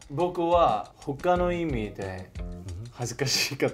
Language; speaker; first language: Japanese; non-native, fluent; Korean